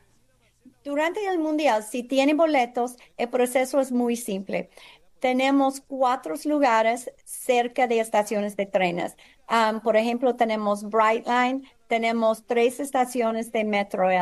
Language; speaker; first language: Spanish; non-native, fluent; English